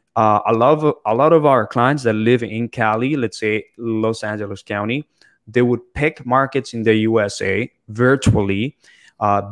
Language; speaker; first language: English; non-native, fluent; Spanish